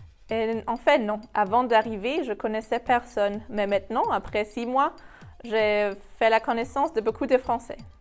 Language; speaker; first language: French; non-native, fluent; German